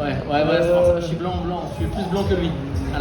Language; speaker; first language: French; native; French